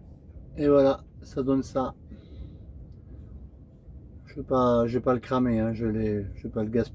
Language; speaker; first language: French; native; French